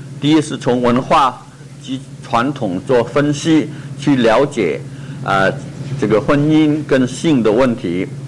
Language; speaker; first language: Chinese; non-native, local second language; Cantonese